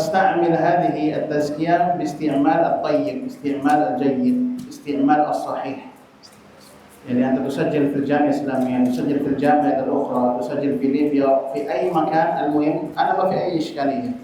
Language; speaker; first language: Arabic; non-native, fluent; Indonesian